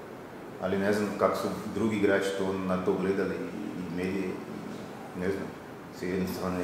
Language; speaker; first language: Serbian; non-native, fluent; Portuguese